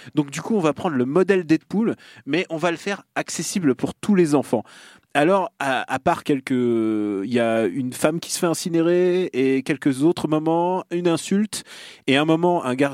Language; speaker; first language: French; non-native, fluent; Russian